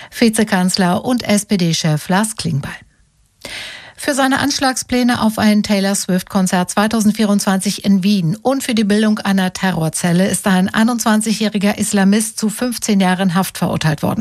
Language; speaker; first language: German; native; German